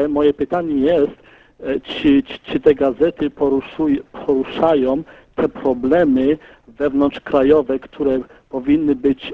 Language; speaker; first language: Polish; early bilingual, heritage; Polish